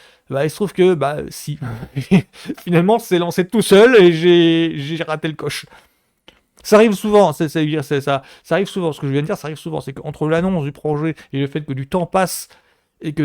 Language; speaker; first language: French; native; French